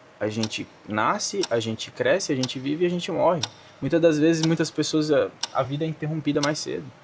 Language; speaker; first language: Portuguese; native; Portuguese